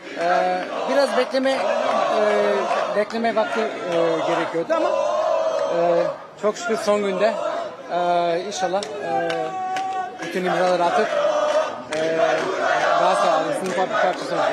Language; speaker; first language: Turkish; early bilingual, heritage; Turkish